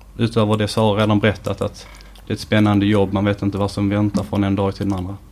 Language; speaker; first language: Swedish; native; Swedish